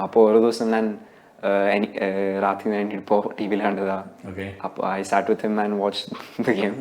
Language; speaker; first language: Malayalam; early bilingual, heritage; Malayalam